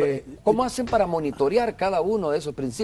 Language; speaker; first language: Spanish; native; Spanish